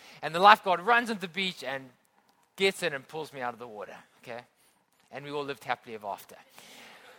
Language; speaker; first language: English; native; English